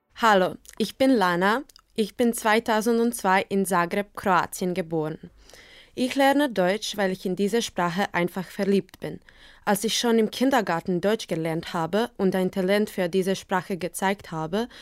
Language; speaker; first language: German; non-native, learner; Croatian